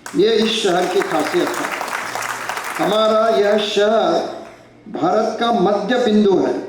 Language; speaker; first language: Hindi; non-native, local second language; Marathi